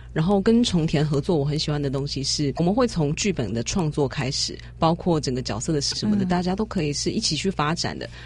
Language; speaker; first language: Chinese; native; Chinese